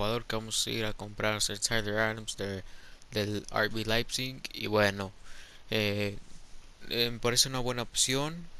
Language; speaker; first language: Spanish; early bilingual, heritage; Spanish